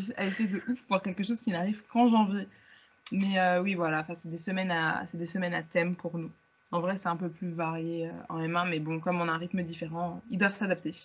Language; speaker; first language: French; native; French